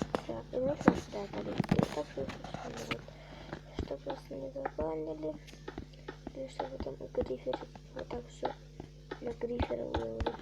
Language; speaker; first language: Russian; native; Russian